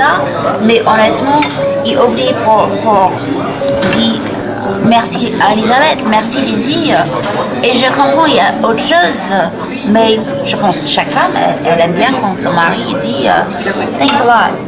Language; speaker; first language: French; non-native, fluent; English